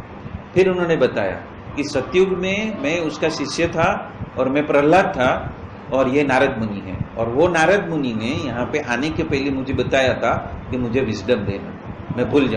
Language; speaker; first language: Hindi; non-native, local second language; Gujarati